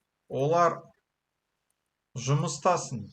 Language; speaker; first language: Kazakh; non-native, learner; Russian